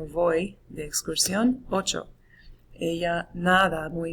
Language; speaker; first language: Spanish; non-native, fluent; English